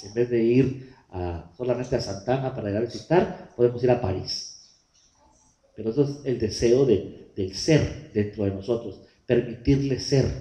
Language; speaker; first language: Spanish; native; Spanish